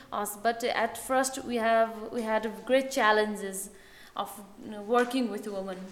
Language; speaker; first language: English; non-native, fluent; Nepali